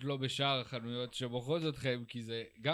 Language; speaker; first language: Hebrew; native; Hebrew